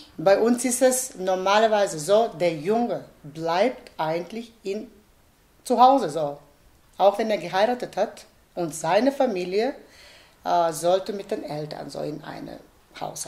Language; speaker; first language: German; non-native, fluent; Bosnian